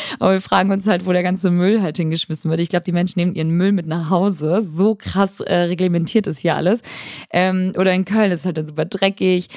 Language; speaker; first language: German; early bilingual, other home language; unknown